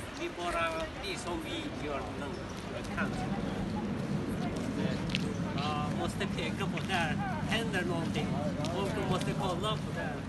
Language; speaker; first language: Swedish; non-native, learner; Uyghur